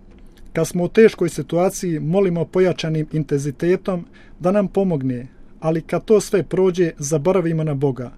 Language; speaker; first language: Croatian; native; Croatian